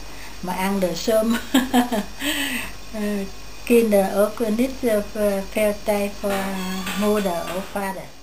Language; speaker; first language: Dutch; non-native, learner; Vietnamese